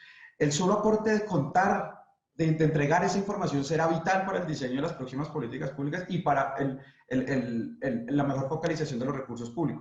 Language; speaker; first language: Spanish; native; Spanish